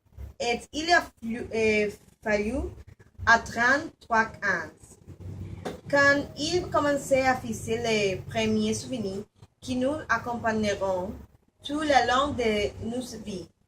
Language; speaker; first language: French; non-native, learner; Spanish